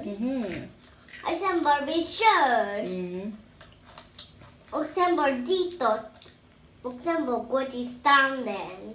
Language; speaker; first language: Swedish; early bilingual, other home language; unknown